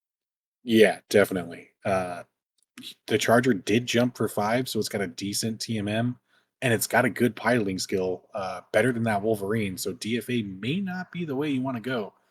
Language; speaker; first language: English; native; English